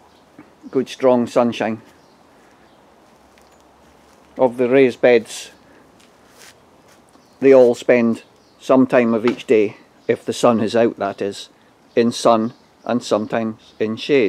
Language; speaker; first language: English; native; English